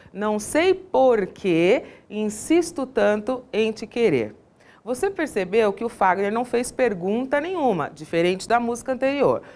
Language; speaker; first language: Portuguese; native; Portuguese